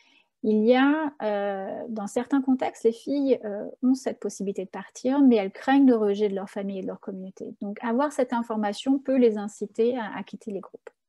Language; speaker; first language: French; native; French